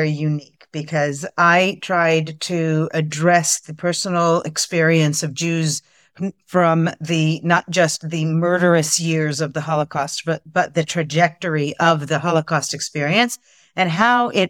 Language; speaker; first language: English; native; English